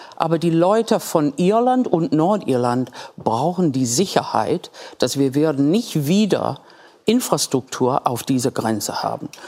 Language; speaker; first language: German; non-native, fluent; English